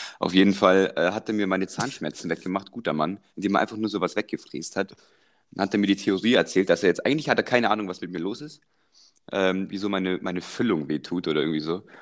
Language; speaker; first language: German; early bilingual, other home language; Croatian